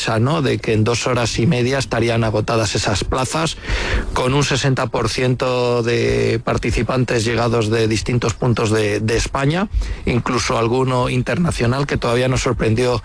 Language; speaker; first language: Spanish; native; Spanish